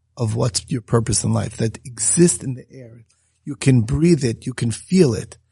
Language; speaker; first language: English; native; English